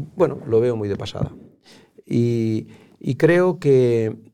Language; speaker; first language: Spanish; native; Spanish